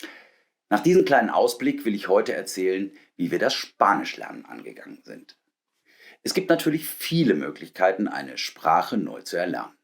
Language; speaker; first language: German; native; German